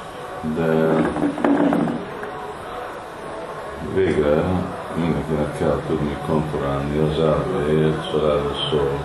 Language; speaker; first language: Hungarian; early bilingual, heritage; Hungarian